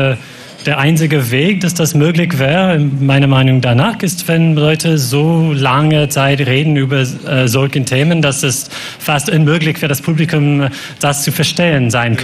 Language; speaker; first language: German; non-native, fluent; English